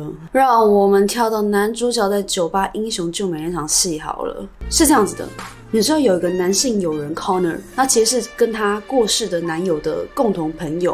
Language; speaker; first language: Chinese; native; Chinese